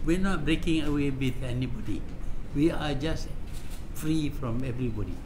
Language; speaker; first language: English; non-native, local second language; Malay